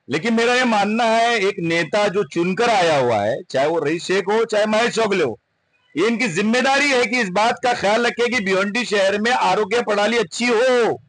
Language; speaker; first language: Hindi; non-native, local second language; Urdu